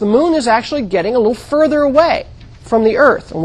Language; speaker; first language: English; native; English